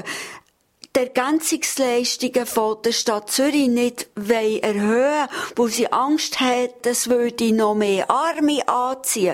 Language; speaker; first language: German; native; German